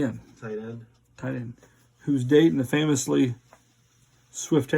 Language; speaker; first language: English; native; English